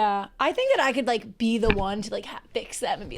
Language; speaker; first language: English; native; English